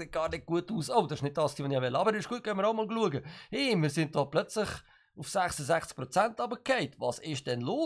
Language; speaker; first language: German; native; German